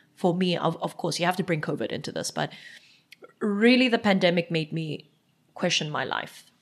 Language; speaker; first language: English; non-native, local second language; Xhosa